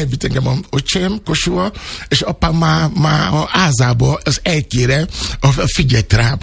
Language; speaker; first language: Hungarian; non-native, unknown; Yoruba